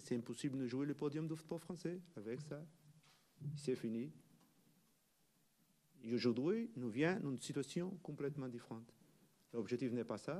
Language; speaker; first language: French; non-native, learner; Portuguese